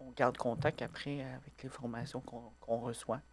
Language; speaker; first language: French; native; French